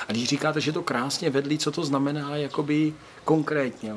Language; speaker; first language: Czech; native; Czech